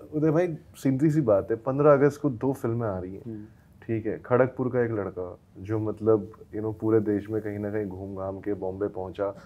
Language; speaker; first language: Hindi; native; Hindi